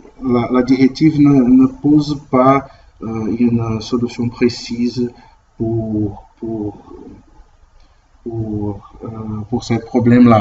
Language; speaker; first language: French; non-native, learner; Portuguese